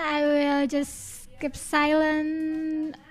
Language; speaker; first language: English; non-native, learner; Indonesian